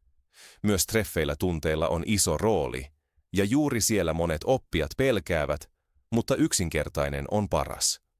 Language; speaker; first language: Finnish; non-native, fluent; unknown